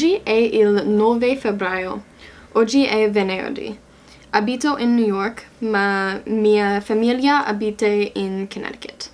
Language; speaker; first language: Italian; non-native, learner; English